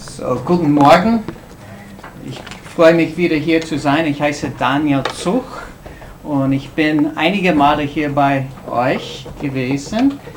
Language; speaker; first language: German; non-native, fluent; English